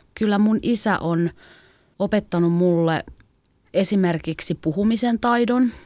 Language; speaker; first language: Finnish; native; Finnish